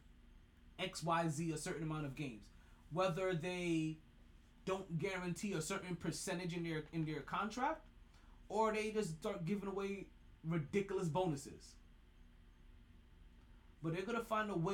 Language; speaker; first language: English; native; English